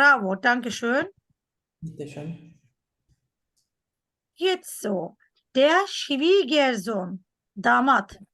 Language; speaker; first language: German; non-native, fluent; Turkish